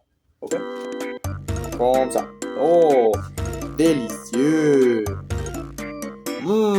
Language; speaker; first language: French; non-native, learner; Spanish